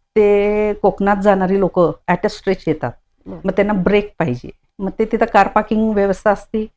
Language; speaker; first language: Marathi; non-native, local second language; Konkani